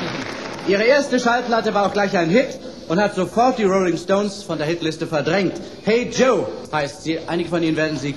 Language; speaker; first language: German; native; German